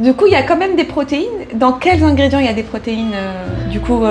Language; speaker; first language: French; native; French